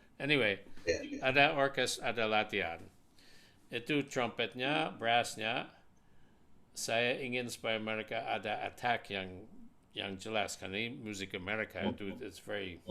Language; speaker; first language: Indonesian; non-native, fluent; English